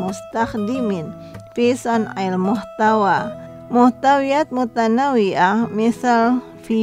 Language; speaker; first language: Arabic; non-native, fluent; Indonesian